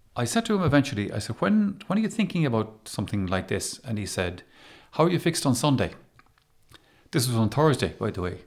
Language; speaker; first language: English; native; English